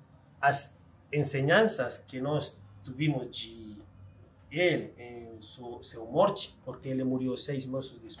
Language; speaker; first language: Portuguese; non-native, fluent; Spanish